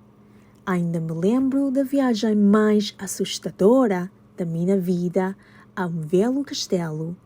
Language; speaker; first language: Portuguese; non-native, learner; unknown